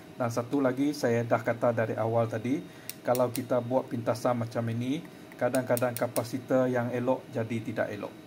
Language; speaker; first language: Malay; non-native, local second language; Chinese